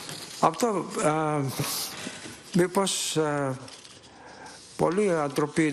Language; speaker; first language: Greek; non-native, learner; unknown